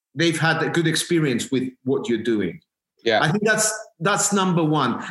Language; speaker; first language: English; non-native, fluent; Greek